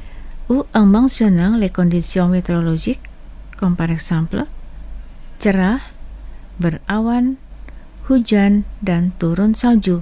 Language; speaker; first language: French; non-native, fluent; Indonesian